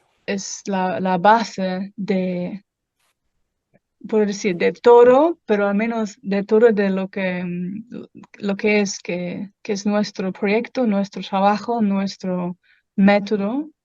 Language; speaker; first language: Spanish; non-native, fluent; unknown